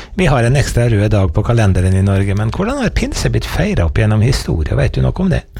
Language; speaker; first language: Norwegian; native; Norwegian